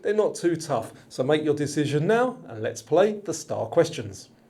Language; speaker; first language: English; native; English